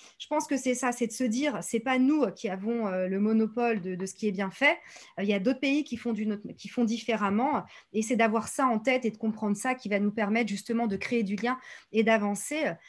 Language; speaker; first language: French; native; French